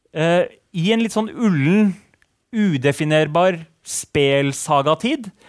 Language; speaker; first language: Norwegian; native; Norwegian